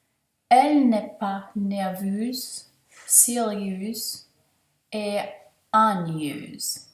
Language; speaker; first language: French; non-native, learner; English